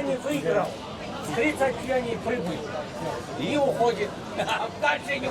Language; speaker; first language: Russian; non-native, learner; Chinese